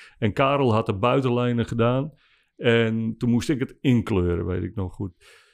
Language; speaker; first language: Dutch; non-native, local second language; Western Frisian